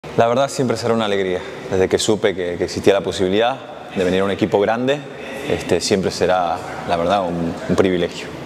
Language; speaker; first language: Spanish; native; Spanish